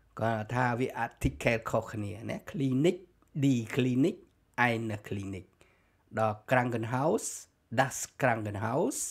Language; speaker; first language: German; non-native, learner; Khmer